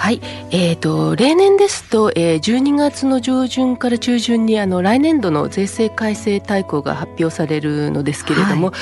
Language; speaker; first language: Japanese; native; Japanese